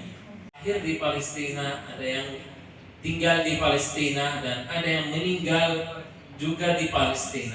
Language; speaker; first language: Indonesian; non-native, fluent; Arabic